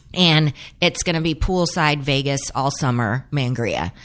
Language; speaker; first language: English; native; English